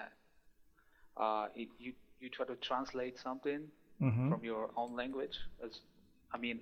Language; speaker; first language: English; non-native, fluent; Spanish